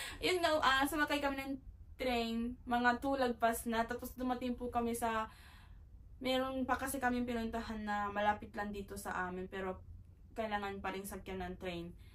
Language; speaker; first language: Filipino; native; Filipino